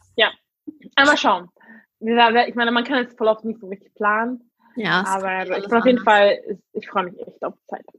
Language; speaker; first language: German; non-native, fluent; English